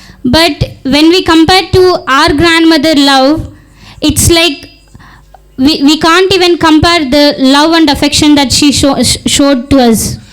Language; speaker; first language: English; non-native, local second language; Telugu